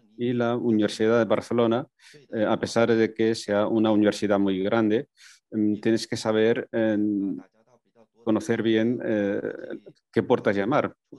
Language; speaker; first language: Spanish; non-native, fluent; Chinese